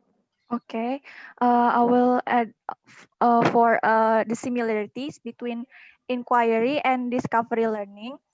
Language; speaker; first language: English; non-native, learner; Indonesian